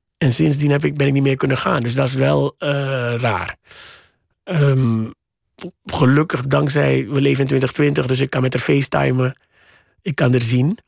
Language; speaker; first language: Dutch; native; Dutch